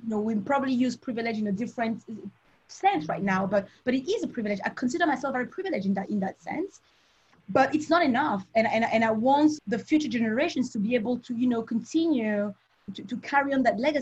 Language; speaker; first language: English; non-native, local second language; French